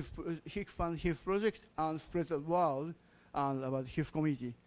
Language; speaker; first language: English; non-native, learner; Japanese